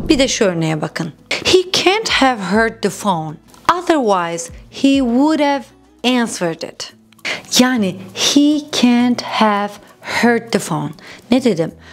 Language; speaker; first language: English; non-native, fluent; Turkish